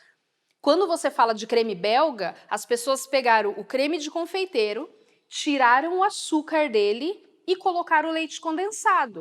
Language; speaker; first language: Portuguese; native; Portuguese